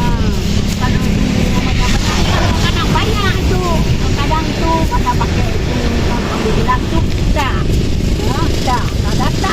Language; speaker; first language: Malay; non-native, local second language; Achinese